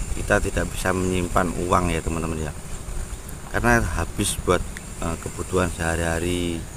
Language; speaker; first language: Indonesian; non-native, local second language; Javanese